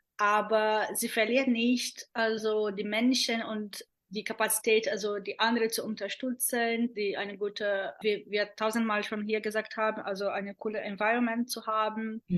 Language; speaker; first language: German; non-native, fluent; Portuguese